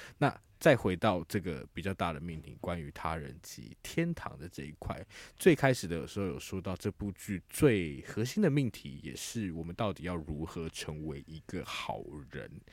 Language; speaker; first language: Chinese; native; Chinese